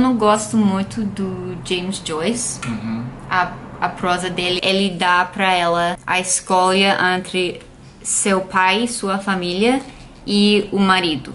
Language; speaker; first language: Portuguese; non-native, fluent; English